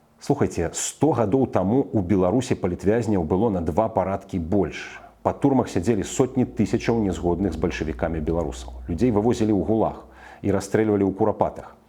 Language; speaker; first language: Belarusian; native; Belarusian